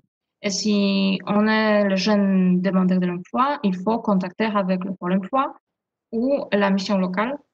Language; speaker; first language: French; non-native, fluent; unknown